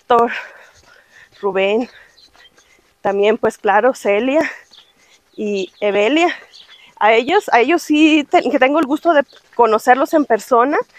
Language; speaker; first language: Spanish; native; Spanish